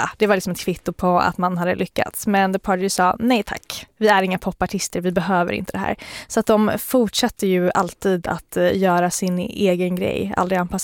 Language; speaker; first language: Swedish; native; Swedish